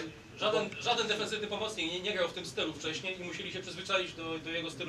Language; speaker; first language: Polish; native; Polish